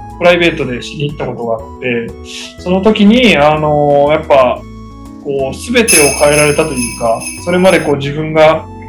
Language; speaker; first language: Japanese; native; Japanese